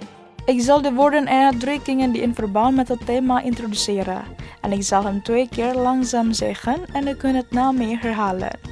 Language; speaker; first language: Dutch; non-native, learner; Indonesian